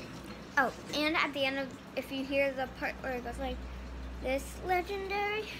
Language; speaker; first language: English; native; English